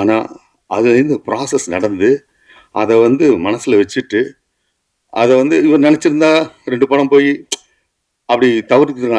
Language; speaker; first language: Tamil; native; Tamil